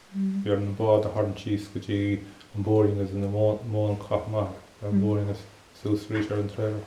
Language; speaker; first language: Irish; native; Irish